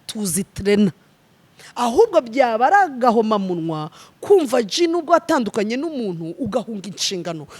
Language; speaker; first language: Kinyarwanda; native; Kinyarwanda